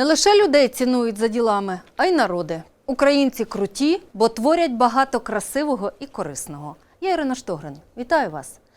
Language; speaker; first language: Ukrainian; native; Ukrainian